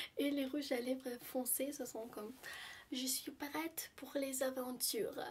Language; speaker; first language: French; non-native, fluent; Armenian